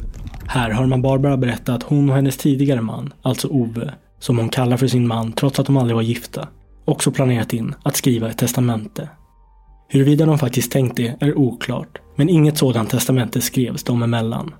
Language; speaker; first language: Swedish; native; Swedish